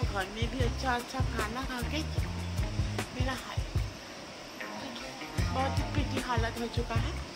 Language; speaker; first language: Hindi; non-native, local second language; Bangla